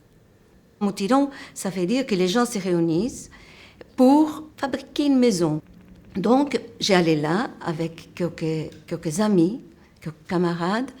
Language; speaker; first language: French; non-native, fluent; Portuguese